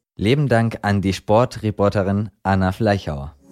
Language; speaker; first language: German; non-native, fluent; Arabic